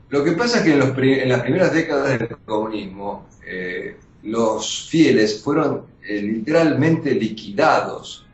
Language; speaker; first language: Spanish; early bilingual, other home language; Russian